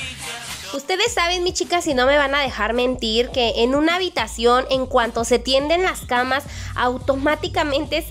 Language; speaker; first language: Spanish; native; Spanish